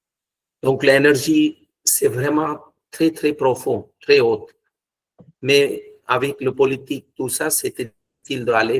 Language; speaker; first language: French; non-native, fluent; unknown